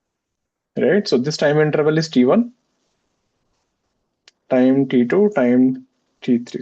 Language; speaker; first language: English; non-native, local second language; Hindi